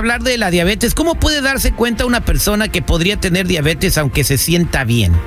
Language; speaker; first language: Spanish; native; Spanish